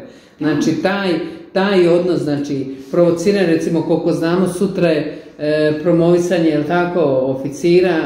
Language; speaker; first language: Serbian; native; Serbian